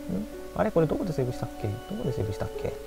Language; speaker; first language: Japanese; native; Japanese